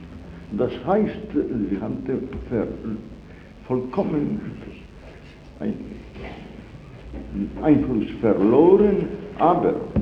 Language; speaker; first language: German; non-native, fluent; Italian